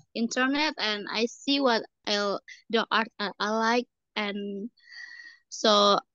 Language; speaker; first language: English; non-native, learner; Indonesian